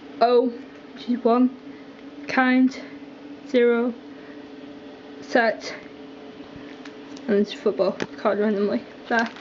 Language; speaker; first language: English; native; English